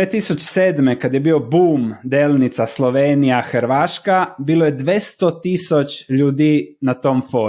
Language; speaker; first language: Slovenian; non-native, learner; Croatian